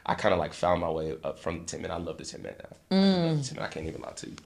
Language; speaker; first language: English; native; English